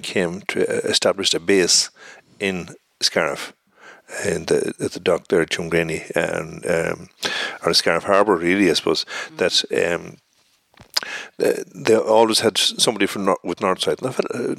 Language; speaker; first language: English; native; English